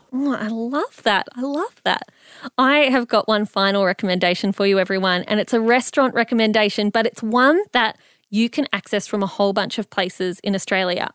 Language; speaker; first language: English; early bilingual, other home language; Hindi